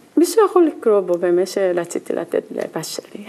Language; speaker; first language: Hebrew; non-native, learner; Korean